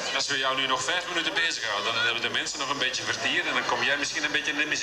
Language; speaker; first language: Dutch; native; Dutch